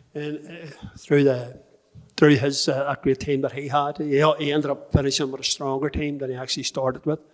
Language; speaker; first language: English; native; English